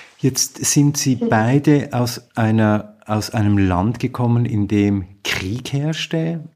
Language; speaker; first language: German; native; German